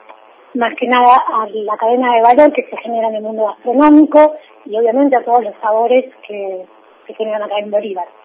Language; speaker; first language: Spanish; native; Spanish